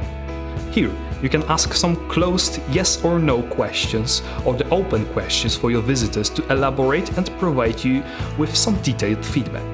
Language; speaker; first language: English; non-native, fluent; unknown